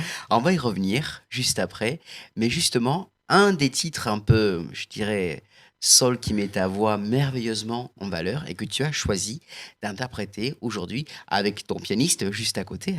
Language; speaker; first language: French; native; French